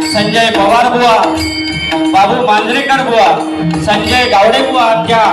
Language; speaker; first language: Marathi; native; Marathi